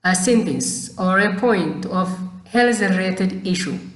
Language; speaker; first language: English; non-native, local second language; Amharic